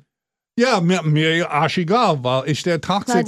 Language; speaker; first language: German; non-native, fluent; English